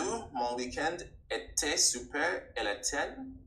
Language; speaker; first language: French; non-native, learner; English